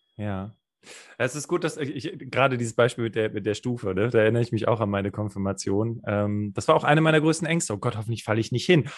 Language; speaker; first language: German; native; German